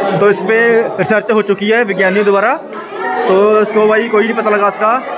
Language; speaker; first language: Hindi; non-native, local second language; Punjabi